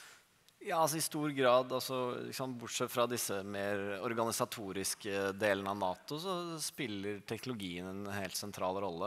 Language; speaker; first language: Norwegian; native; Norwegian